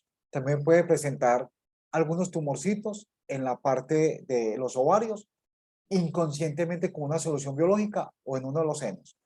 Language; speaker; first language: Spanish; native; Spanish